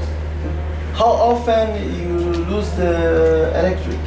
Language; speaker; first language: English; non-native, learner; Persian